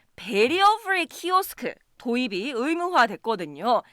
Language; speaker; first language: Korean; native; Korean